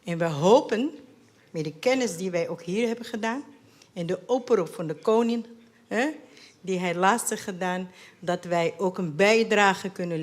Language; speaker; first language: Dutch; non-native, fluent; Arabic